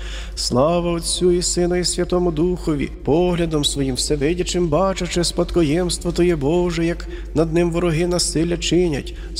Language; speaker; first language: Ukrainian; native; Ukrainian